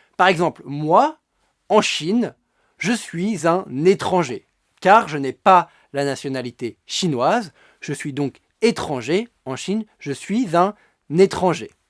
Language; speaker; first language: French; native; French